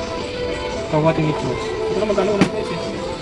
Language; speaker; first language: Filipino; non-native, local second language; Cebuano